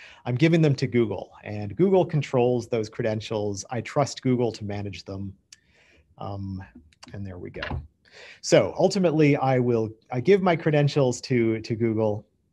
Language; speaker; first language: English; native; English